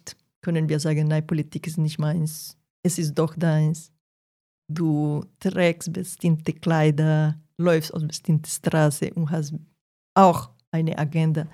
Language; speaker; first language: German; non-native, fluent; Portuguese